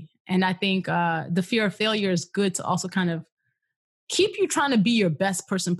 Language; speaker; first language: English; non-native, local second language; Yoruba